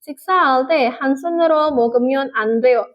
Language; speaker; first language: Korean; non-native, fluent; Indonesian